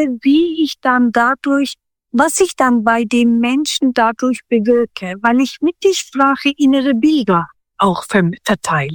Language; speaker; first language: German; non-native, fluent; Turkish